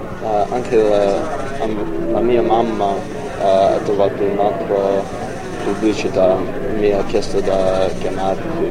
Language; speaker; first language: Italian; non-native, learner; English